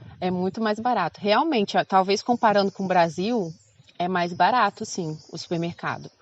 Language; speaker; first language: Portuguese; native; Portuguese